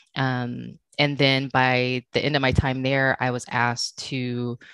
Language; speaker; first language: English; native; English